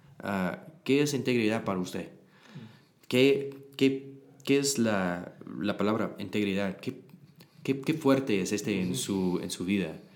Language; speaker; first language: Spanish; non-native, learner; English